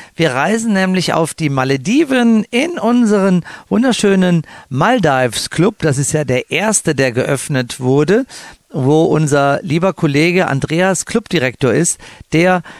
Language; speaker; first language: German; native; German